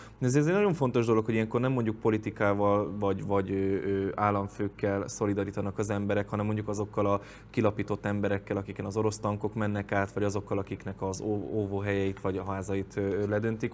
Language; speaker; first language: Hungarian; native; Hungarian